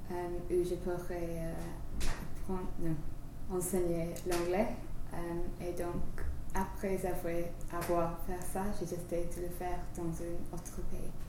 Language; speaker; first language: French; non-native, learner; English